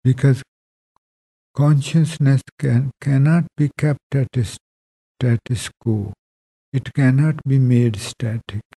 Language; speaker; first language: English; non-native, local second language; Punjabi